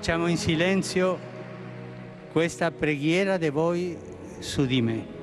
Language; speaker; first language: Italian; non-native, fluent; Spanish